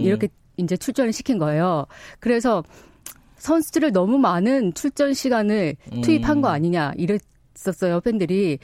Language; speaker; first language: Korean; native; Korean